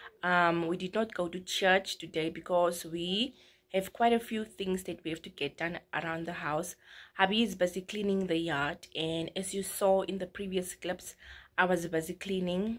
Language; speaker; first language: English; non-native, local second language; Afrikaans